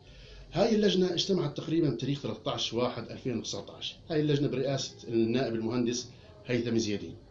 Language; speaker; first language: Arabic; native; Arabic